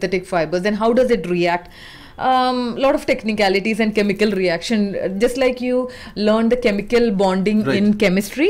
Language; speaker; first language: English; non-native, local second language; Malayalam